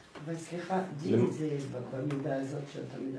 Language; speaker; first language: Hebrew; non-native, fluent; French